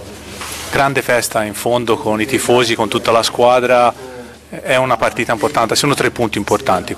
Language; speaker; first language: Italian; native; Italian